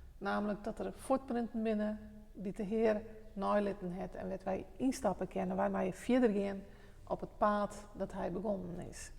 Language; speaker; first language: Dutch; non-native, local second language; Western Frisian